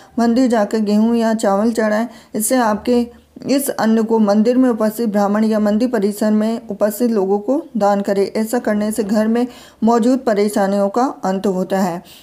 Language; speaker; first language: Hindi; native; Hindi